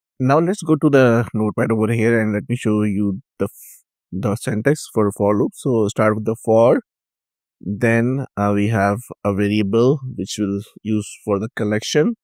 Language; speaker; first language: English; non-native, local second language; Urdu